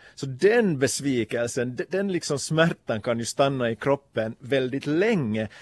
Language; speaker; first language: Swedish; native; Swedish